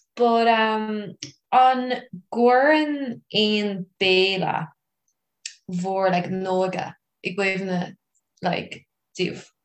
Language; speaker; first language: Irish; non-native, local second language; English